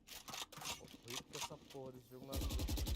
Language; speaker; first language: Portuguese; native; Portuguese